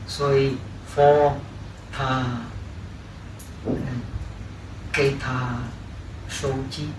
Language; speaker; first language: Chinese; non-native, fluent; Czech